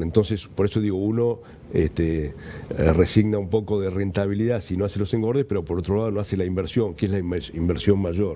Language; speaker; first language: Spanish; native; Spanish